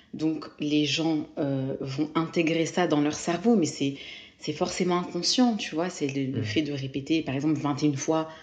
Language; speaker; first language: French; native; French